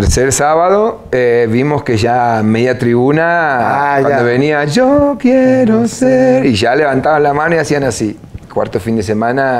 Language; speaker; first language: Spanish; native; Spanish